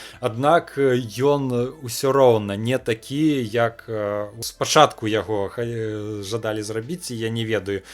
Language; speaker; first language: Belarusian; non-native, local second language; Russian